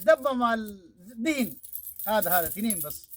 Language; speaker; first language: Arabic; non-native, learner; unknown